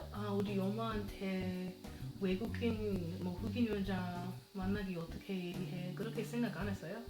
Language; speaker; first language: Korean; non-native, learner; English